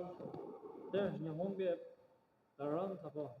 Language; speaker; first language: Albanian; native; Albanian